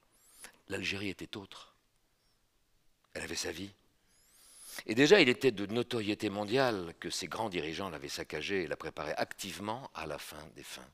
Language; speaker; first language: French; native; French